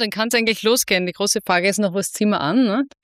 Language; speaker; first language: German; native; German